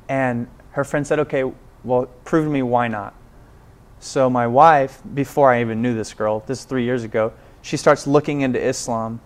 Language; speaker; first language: English; native; English